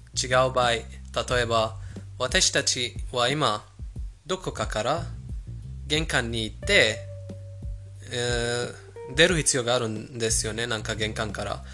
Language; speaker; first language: Japanese; non-native, fluent; Persian